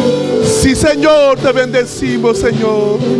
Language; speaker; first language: Spanish; native; Spanish